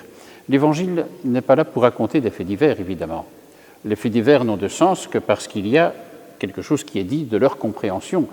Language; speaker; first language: French; native; French